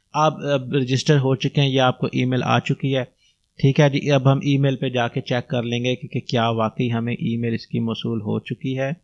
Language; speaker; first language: Hindi; non-native, local second language; Punjabi